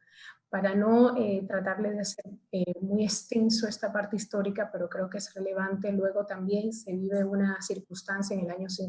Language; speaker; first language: Spanish; native; Spanish